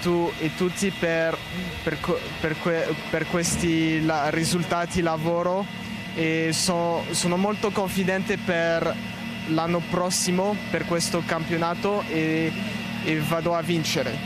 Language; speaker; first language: Italian; non-native, fluent; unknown